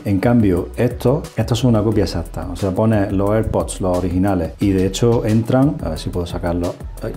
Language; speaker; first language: Spanish; native; Spanish